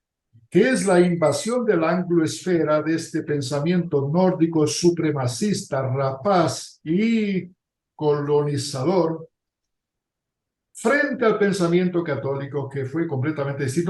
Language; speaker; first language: Spanish; native; Spanish